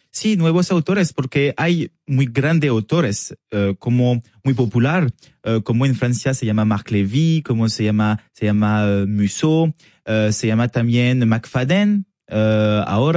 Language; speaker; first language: Spanish; non-native, learner; French